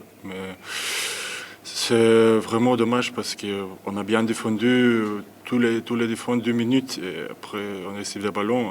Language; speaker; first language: French; non-native, learner; Lithuanian